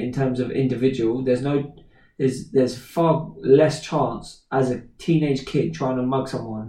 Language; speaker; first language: English; native; English